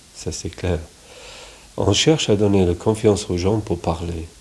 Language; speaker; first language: French; non-native, fluent; English